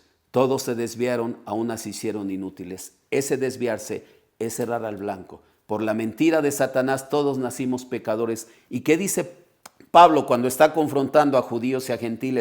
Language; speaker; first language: Spanish; native; Spanish